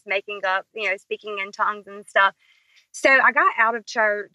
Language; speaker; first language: English; native; English